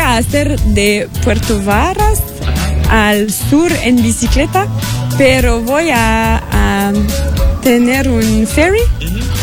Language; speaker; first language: Spanish; non-native, learner; French